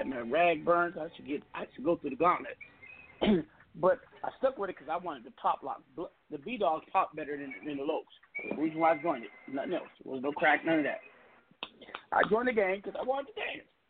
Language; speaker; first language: English; native; English